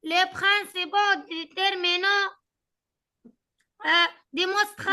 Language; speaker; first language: French; non-native, learner; Arabic